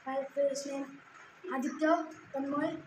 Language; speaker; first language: English; non-native, learner; Marathi